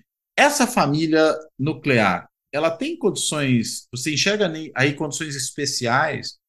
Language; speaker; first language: Portuguese; native; Portuguese